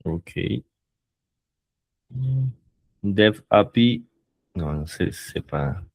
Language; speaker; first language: French; non-native, learner; Spanish